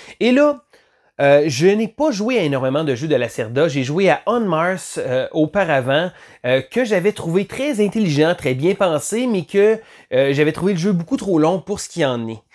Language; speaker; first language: French; native; French